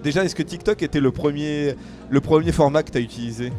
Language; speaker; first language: French; native; French